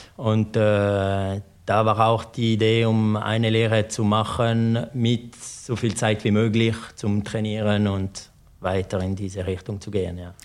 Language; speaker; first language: German; non-native, local second language; French